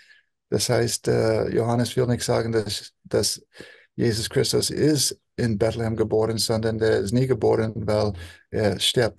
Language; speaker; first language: German; non-native, fluent; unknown